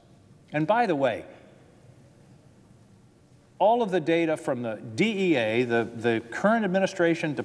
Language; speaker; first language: English; native; English